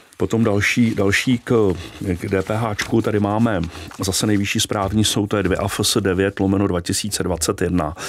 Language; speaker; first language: Czech; native; Czech